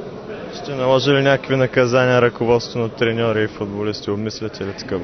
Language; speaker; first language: Bulgarian; native; Bulgarian